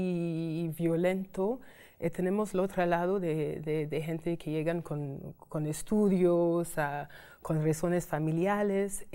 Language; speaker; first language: Spanish; non-native, fluent; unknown